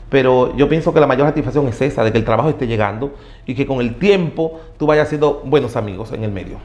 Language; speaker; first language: Spanish; native; Spanish